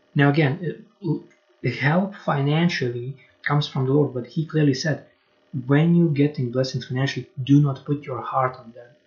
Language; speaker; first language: English; non-native, fluent; Lithuanian